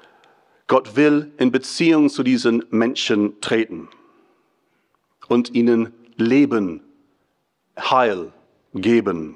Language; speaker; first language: German; non-native, fluent; English